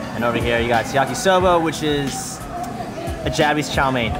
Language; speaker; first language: English; native; English